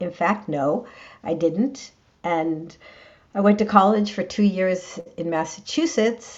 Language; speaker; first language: English; native; English